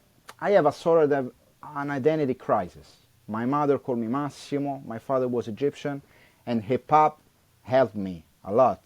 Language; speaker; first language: English; non-native, learner; Italian